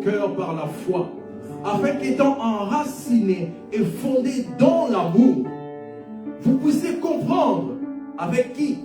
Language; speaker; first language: French; non-native, local second language; Lingala